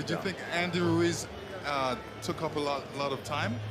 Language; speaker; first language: English; native; English